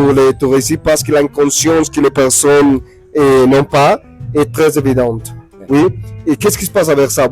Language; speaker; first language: French; non-native, learner; Spanish